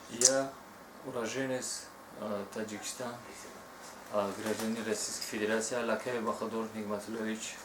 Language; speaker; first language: Russian; non-native, learner; Tajik